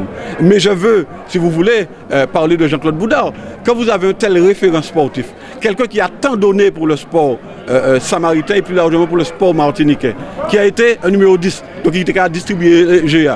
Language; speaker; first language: French; native; French